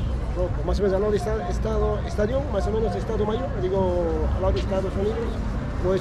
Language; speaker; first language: Spanish; native; Spanish